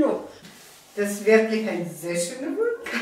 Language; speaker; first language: German; non-native, fluent; Russian